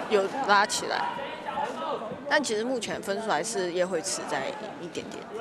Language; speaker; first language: Chinese; native; Chinese